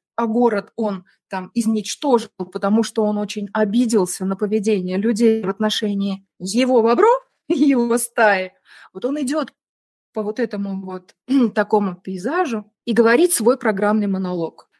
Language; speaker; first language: Russian; native; Russian